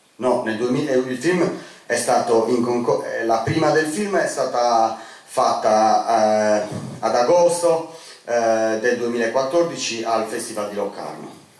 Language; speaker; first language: Italian; native; Italian